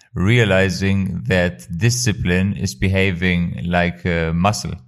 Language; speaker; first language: English; non-native, fluent; Albanian